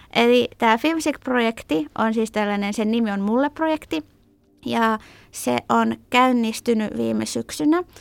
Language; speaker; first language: Finnish; early bilingual, other home language; Persian